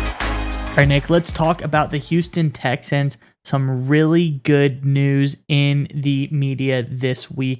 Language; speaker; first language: English; native; English